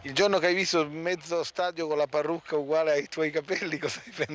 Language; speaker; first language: Italian; native; Italian